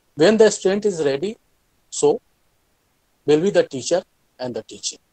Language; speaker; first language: English; non-native, local second language; Hindi